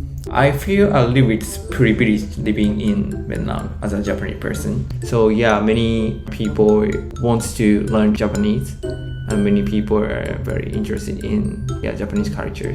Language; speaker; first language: English; non-native, learner; Japanese